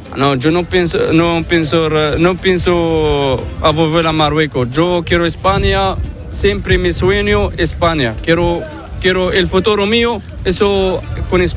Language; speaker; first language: Spanish; non-native, learner; Arabic